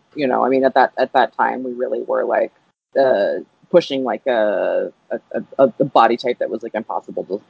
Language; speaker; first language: English; native; English